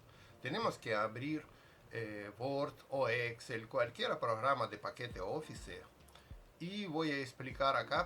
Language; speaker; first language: Spanish; non-native, fluent; Russian